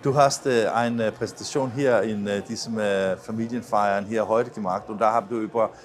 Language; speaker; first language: German; non-native, learner; Danish